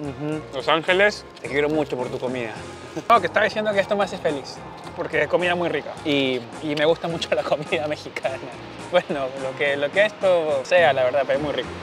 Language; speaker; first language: Spanish; native; Spanish